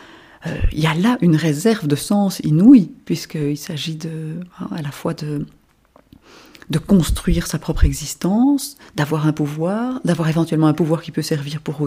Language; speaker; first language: French; native; French